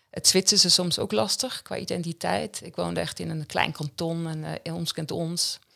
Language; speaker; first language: Dutch; non-native, fluent; Swiss German